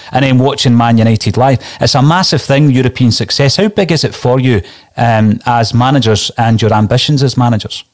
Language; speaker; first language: English; native; English